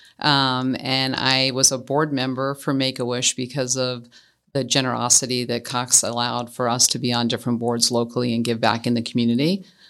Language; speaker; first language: English; native; English